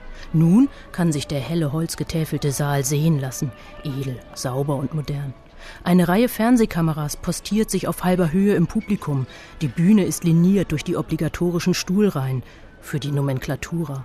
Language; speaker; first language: German; native; German